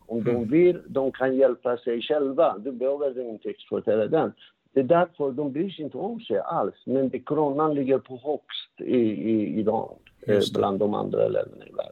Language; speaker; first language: Swedish; non-native, fluent; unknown